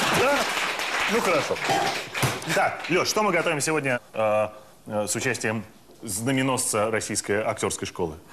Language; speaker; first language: Russian; native; Russian